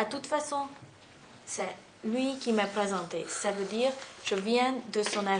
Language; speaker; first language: French; non-native, fluent; Russian